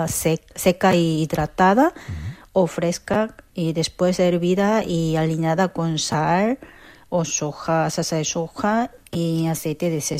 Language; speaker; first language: Spanish; non-native, fluent; Korean